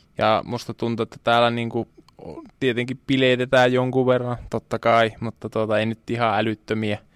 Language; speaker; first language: Finnish; native; Finnish